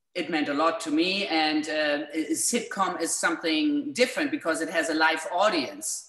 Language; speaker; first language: English; non-native, fluent; German